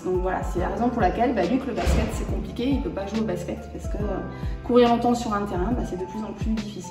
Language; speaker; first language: French; native; French